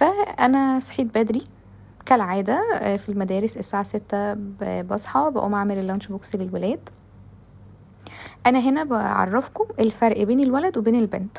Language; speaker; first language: Arabic; native; Arabic